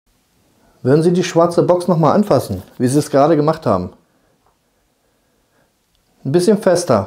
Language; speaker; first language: German; native; German